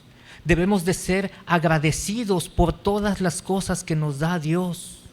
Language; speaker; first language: Spanish; native; Spanish